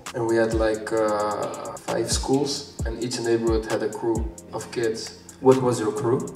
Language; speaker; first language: English; non-native, fluent; Dutch